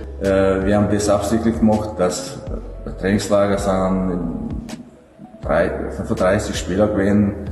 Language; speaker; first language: German; non-native, fluent; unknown